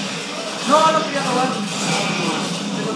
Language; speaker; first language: Spanish; native; Spanish